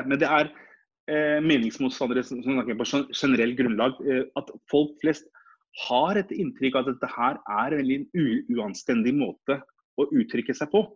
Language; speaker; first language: Norwegian; early bilingual, other home language; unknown